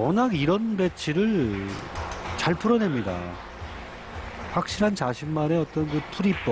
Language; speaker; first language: Korean; native; Korean